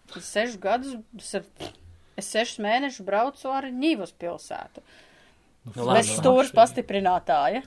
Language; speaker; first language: Latvian; native; Latvian